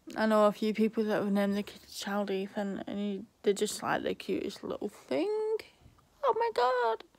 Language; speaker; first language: English; native; English